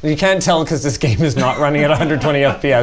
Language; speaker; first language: English; native; English